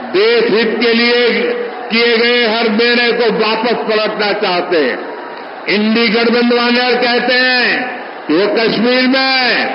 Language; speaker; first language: Hindi; non-native, local second language; Gujarati